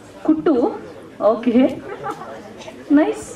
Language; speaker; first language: Telugu; native; Telugu